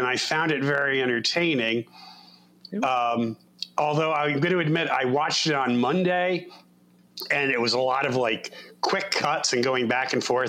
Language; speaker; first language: English; native; English